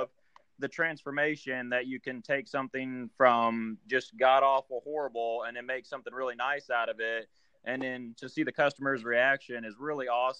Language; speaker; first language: English; native; English